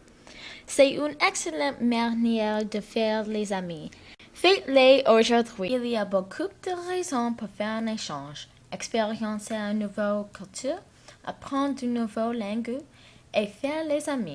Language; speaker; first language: French; non-native, learner; English